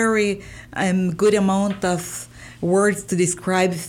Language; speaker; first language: English; non-native, fluent; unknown